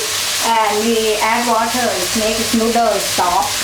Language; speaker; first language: English; non-native, learner; Thai